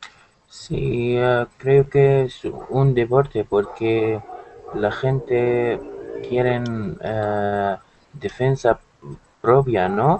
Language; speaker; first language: Spanish; non-native, learner; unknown